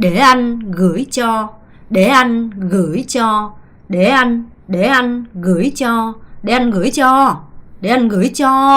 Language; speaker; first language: Vietnamese; non-native, fluent; Korean